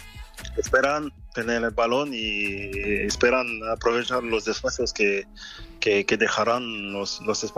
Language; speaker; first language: Spanish; non-native, fluent; French